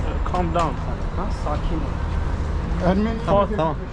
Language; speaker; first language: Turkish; non-native, learner; English